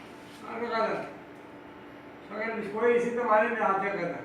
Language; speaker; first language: Arabic; non-native, learner; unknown